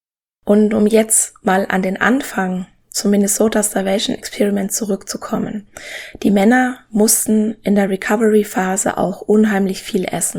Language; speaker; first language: German; native; German